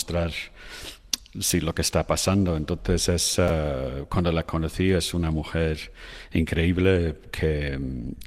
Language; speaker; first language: Spanish; non-native, fluent; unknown